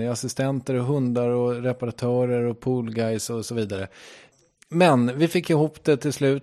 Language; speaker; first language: Swedish; native; Swedish